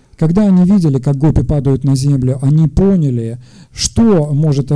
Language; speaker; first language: Russian; native; Russian